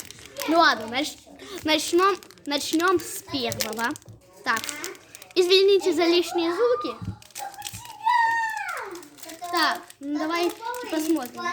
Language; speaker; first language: Russian; native; Russian